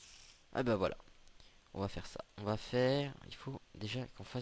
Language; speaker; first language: French; native; French